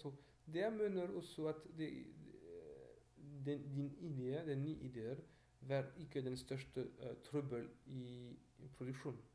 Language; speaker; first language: Norwegian; non-native, fluent; French